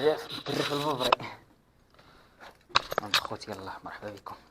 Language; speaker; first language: Arabic; native; Arabic